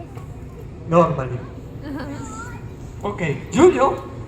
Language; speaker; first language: English; non-native, learner; Italian